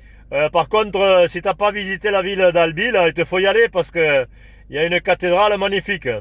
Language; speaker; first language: French; native; French